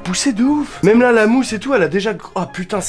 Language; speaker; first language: French; native; French